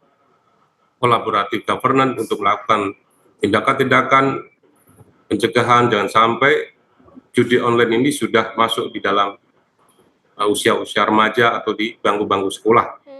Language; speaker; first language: Indonesian; native; Indonesian